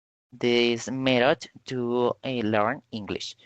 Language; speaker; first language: English; non-native, learner; Spanish